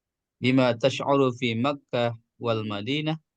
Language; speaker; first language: Arabic; non-native, learner; Indonesian